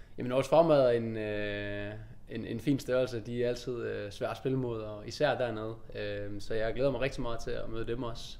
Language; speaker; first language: Danish; native; Danish